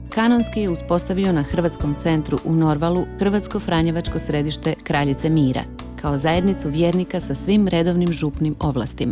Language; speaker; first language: Croatian; native; Croatian